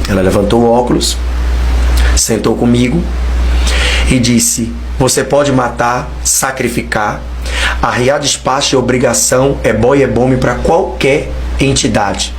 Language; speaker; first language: Portuguese; native; Portuguese